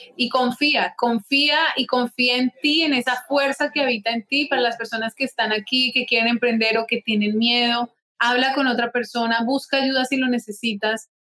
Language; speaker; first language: Spanish; native; Spanish